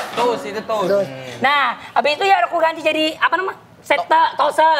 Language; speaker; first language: Indonesian; non-native, fluent; Thai